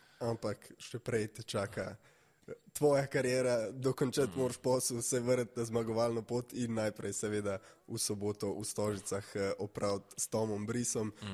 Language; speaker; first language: Slovenian; native; Slovenian